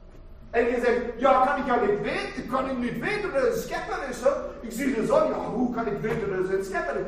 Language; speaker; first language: Dutch; non-native, fluent; German